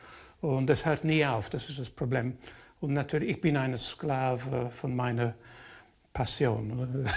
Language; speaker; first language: German; non-native, fluent; English